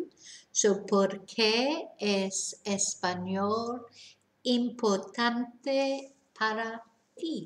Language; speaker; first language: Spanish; non-native, fluent; English